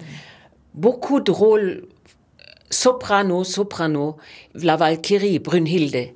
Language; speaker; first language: French; non-native, fluent; German